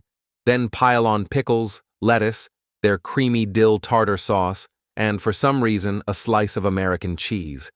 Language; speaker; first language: English; native; English